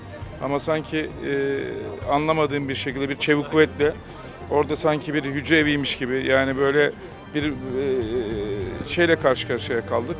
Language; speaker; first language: Turkish; native; Turkish